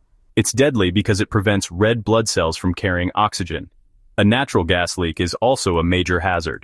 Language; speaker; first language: English; native; English